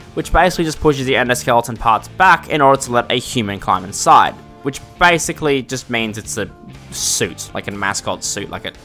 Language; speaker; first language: English; native; English